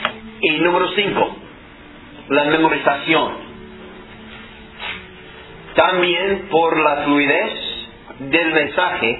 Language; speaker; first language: Spanish; non-native, fluent; English